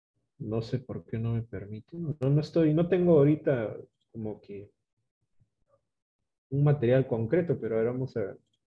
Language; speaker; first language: Spanish; native; Spanish